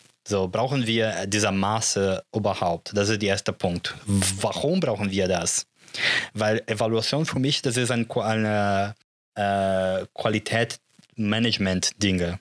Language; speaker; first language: German; non-native, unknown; Portuguese